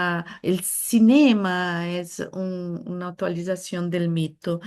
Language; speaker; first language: Spanish; non-native, fluent; Portuguese